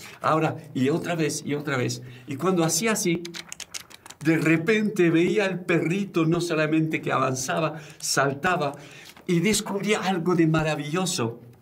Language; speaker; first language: Spanish; non-native, fluent; French